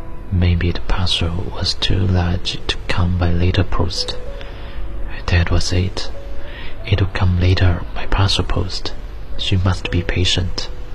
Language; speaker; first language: English; non-native, fluent; Chinese